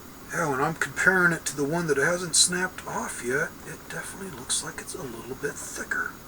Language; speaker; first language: English; native; English